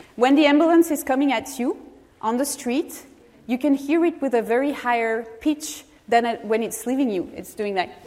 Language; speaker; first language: English; non-native, fluent; French